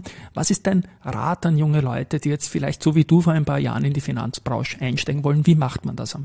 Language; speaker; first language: German; native; German